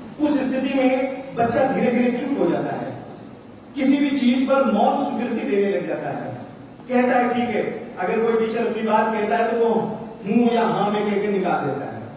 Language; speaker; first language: Hindi; native; Hindi